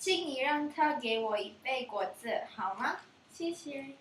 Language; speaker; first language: Chinese; non-native, learner; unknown